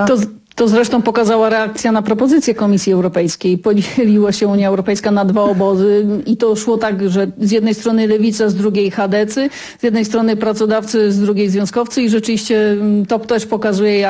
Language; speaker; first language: Polish; native; Polish